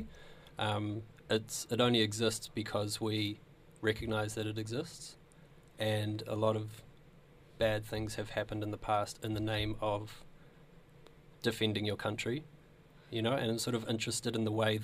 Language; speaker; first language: English; native; English